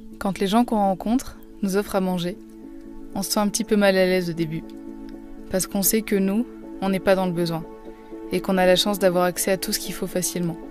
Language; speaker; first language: French; native; French